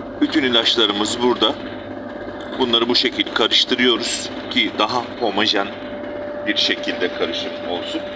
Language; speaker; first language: Turkish; native; Turkish